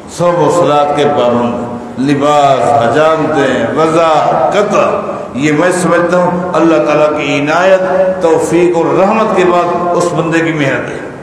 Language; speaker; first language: Urdu; native; Urdu